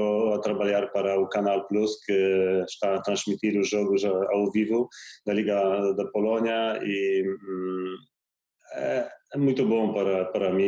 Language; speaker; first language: Portuguese; non-native, fluent; Polish